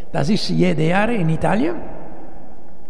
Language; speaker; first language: German; non-native, learner; Italian